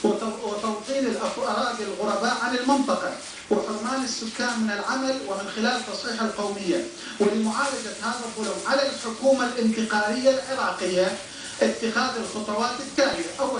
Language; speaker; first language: Arabic; non-native, local second language; Turkmen